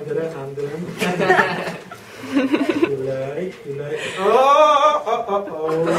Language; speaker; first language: German; non-native, learner; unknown